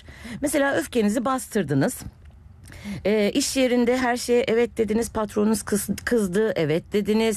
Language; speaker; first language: Turkish; native; Turkish